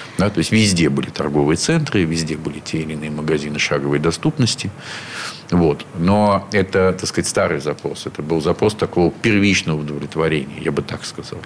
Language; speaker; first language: Russian; native; Russian